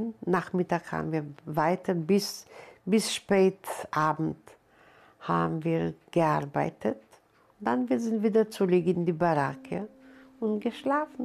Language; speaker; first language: German; non-native, fluent; Polish